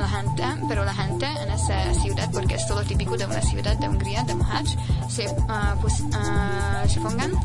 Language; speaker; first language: Spanish; non-native, learner; Hungarian